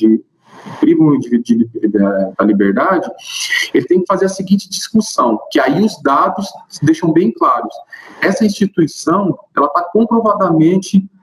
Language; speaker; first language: Portuguese; native; Portuguese